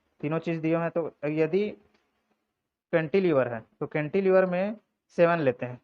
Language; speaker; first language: Hindi; native; Hindi